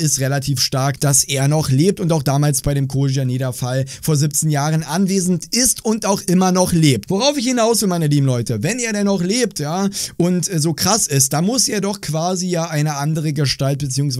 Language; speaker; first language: German; native; German